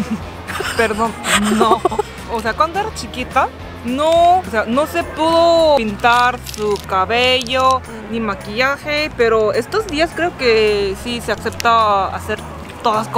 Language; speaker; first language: Spanish; non-native, learner; Korean